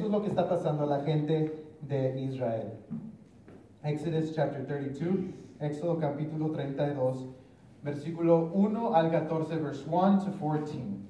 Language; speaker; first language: Spanish; early bilingual, heritage; English